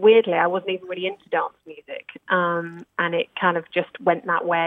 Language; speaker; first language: English; native; English